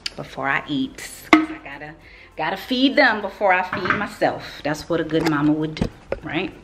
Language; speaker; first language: English; native; English